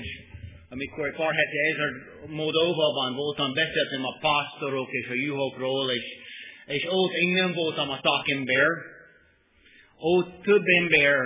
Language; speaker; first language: Hungarian; non-native, learner; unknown